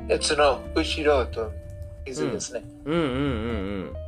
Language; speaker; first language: Japanese; non-native, learner; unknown